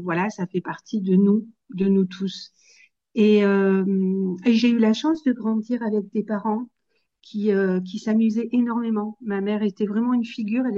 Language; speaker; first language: French; native; French